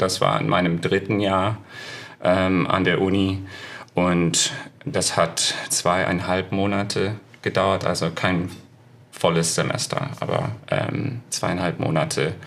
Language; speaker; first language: German; non-native, fluent; English